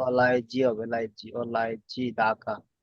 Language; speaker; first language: Chinese; non-native, learner; Bangla